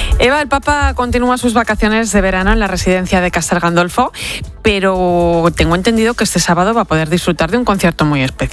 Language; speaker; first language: Spanish; native; Spanish